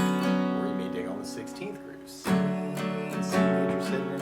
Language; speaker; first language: English; native; English